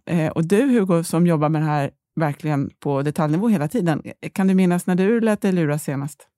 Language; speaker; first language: Swedish; native; Swedish